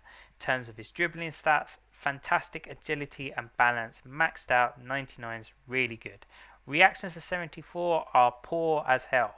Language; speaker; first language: English; native; English